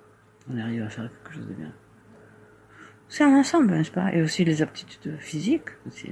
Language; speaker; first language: French; non-native, fluent; Spanish